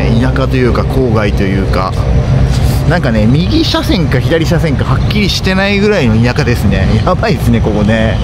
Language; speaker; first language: Japanese; native; Japanese